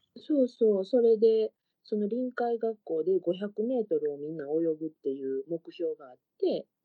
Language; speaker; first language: Japanese; native; Japanese